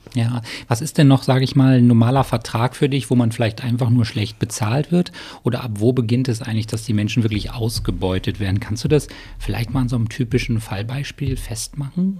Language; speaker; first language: German; native; German